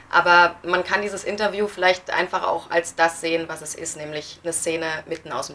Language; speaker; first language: German; native; German